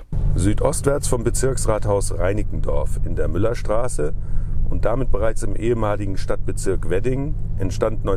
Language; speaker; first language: German; native; German